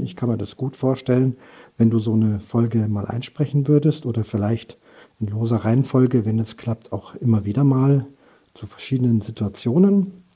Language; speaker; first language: German; native; German